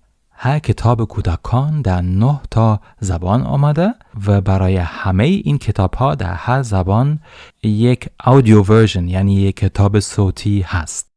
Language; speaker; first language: Persian; non-native, fluent; German